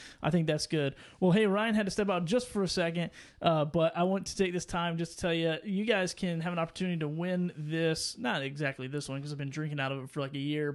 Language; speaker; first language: English; native; English